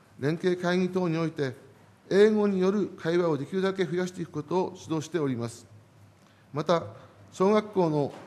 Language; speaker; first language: Japanese; native; Japanese